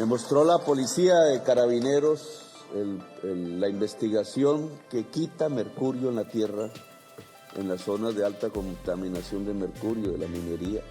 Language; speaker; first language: Spanish; native; Spanish